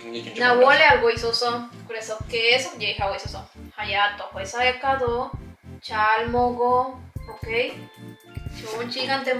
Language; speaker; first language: Korean; non-native, learner; Spanish